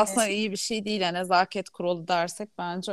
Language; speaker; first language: Turkish; native; Turkish